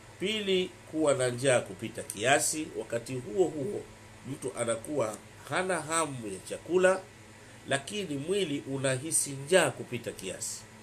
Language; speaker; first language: Swahili; non-native, local second language; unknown